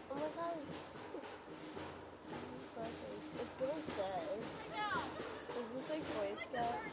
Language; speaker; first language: English; native; English